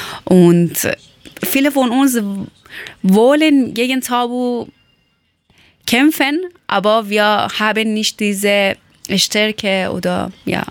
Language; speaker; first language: German; non-native, learner; Persian